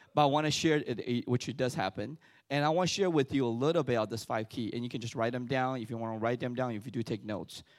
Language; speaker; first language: English; early bilingual, other home language; Chinese